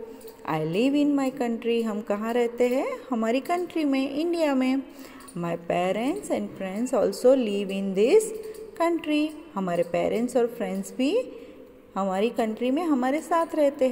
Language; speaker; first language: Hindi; non-native, local second language; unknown